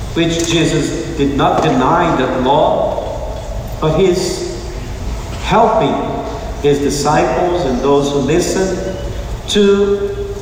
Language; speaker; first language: English; non-native, fluent; Portuguese